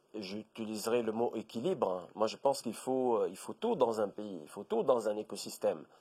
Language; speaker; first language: French; non-native, local second language; Arabic